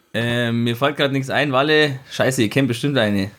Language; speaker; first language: German; native; German